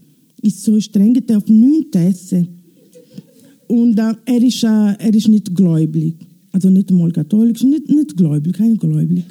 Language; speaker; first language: German; non-native, learner; Italian